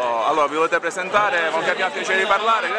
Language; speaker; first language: Italian; native; Italian